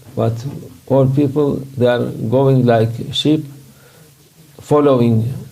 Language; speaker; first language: English; non-native, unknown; Turkish